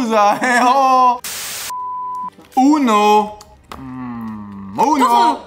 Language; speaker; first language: Italian; early bilingual, heritage; Italian